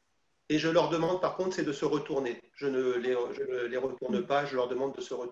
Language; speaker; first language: French; native; French